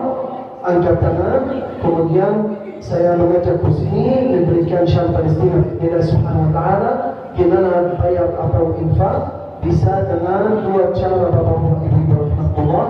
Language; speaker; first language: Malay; non-native, fluent; Arabic